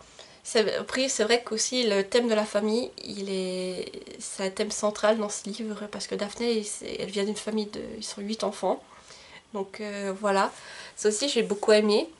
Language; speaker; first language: French; native; French